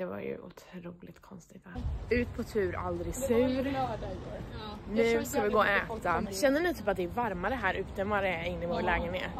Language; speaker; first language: Swedish; native; Swedish